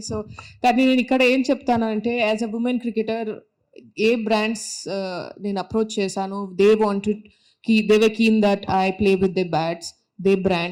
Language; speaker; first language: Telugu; non-native, local second language; Tamil